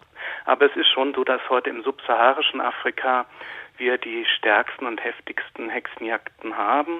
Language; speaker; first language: German; native; German